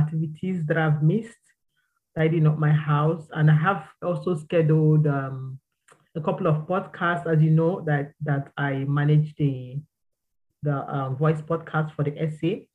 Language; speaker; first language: English; non-native, local second language; Igbo